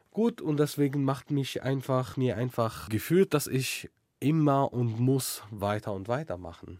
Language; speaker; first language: German; non-native, fluent; Arabic